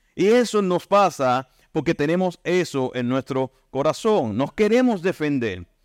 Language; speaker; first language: Spanish; native; Spanish